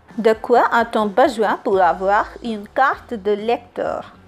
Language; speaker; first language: French; non-native, fluent; Hindi